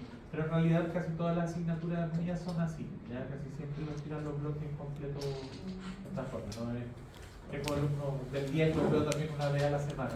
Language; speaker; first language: Spanish; native; Spanish